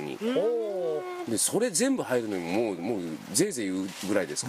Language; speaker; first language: Japanese; native; Japanese